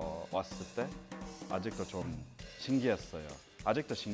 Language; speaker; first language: Korean; non-native, learner; English